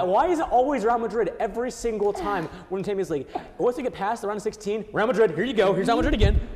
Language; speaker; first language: English; native; English